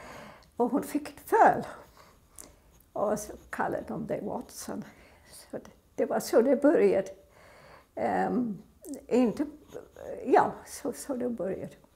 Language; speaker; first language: Swedish; non-native, fluent; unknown